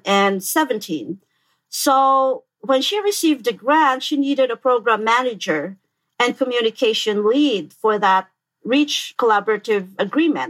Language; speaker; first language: English; non-native, local second language; Filipino